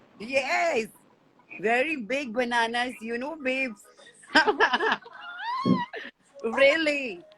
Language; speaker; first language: English; non-native, learner; Hindi